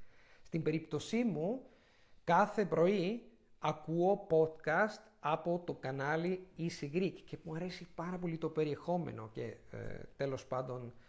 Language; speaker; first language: Greek; non-native, fluent; Italian